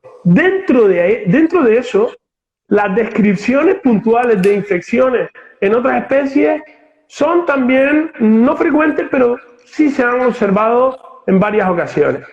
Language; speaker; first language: Spanish; native; Spanish